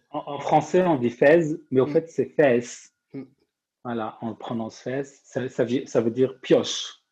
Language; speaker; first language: French; non-native, local second language; Arabic